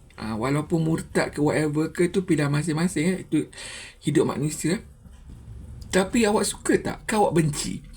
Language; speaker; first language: Malay; native; Malay